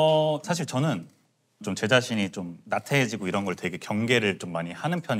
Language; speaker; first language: Korean; native; Korean